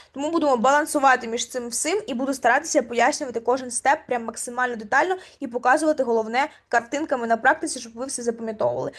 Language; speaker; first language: Ukrainian; native; Ukrainian